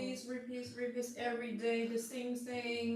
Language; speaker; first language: English; non-native, fluent; Chinese